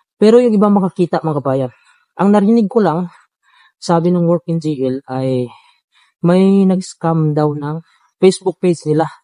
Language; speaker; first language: Filipino; native; Filipino